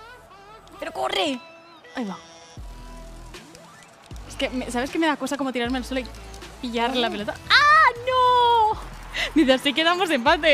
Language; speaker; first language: Spanish; native; Spanish